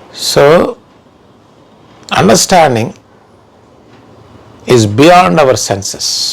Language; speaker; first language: English; non-native, local second language; Telugu